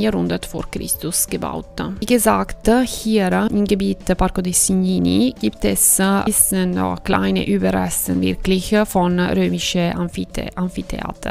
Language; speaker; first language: German; non-native, fluent; Italian